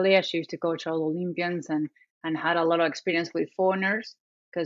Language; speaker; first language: English; non-native, fluent; Spanish